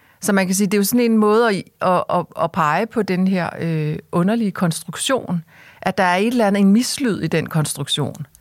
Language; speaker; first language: Danish; early bilingual, other home language; Korean